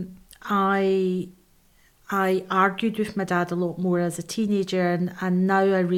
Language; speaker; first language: English; native; English